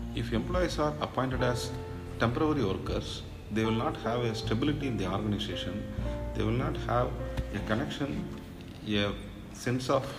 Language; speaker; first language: English; non-native, local second language; Tamil